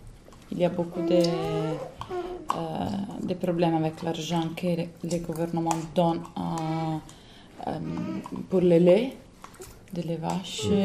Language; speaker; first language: French; non-native, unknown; Italian